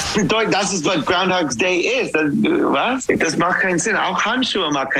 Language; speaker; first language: German; non-native, learner; English